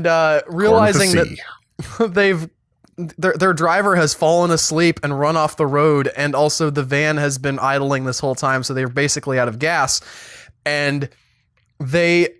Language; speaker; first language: English; native; English